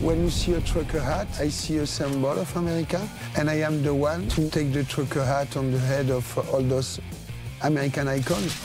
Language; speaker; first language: English; non-native, fluent; French